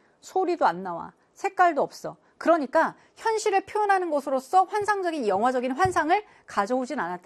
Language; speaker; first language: Korean; native; Korean